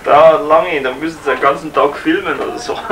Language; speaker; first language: German; native; German